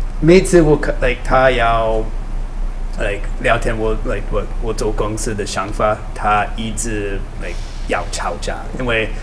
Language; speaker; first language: Chinese; non-native, learner; English